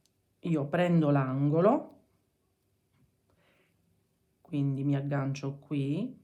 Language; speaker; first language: Italian; native; Italian